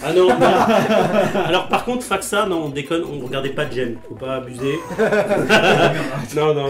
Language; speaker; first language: French; native; French